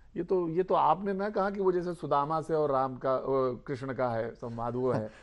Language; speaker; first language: Hindi; native; Hindi